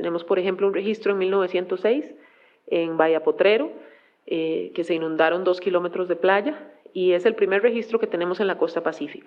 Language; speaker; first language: Spanish; native; Spanish